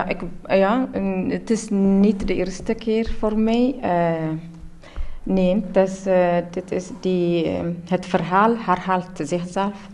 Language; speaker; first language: Dutch; non-native, learner; Tigrinya